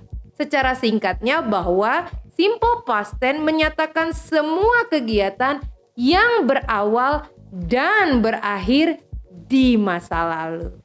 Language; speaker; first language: Indonesian; native; Indonesian